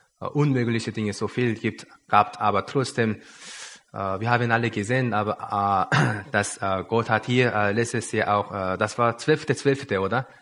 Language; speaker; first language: German; non-native, learner; Korean